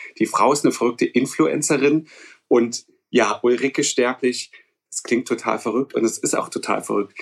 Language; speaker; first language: German; native; German